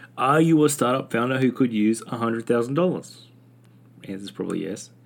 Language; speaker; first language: English; native; English